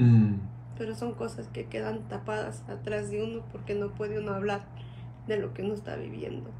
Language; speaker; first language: Spanish; native; Spanish